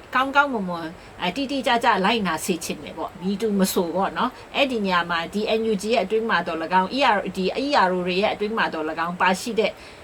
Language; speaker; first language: Burmese; non-native, local second language; Kachin